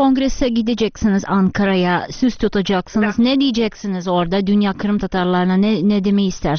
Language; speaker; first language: Turkish; non-native, learner; Tatar